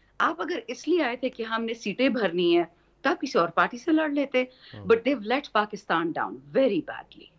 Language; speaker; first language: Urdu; non-native, local second language; Pashto